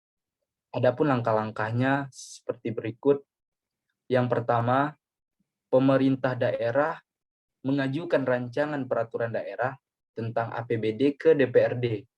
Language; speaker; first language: Indonesian; native; Indonesian